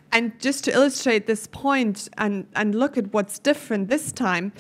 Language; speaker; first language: English; non-native, fluent; German